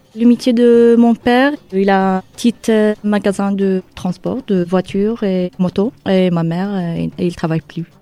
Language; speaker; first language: French; non-native, local second language; Arabic